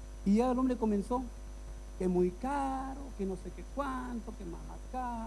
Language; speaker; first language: Spanish; native; Spanish